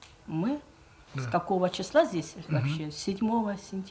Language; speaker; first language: Russian; native; Russian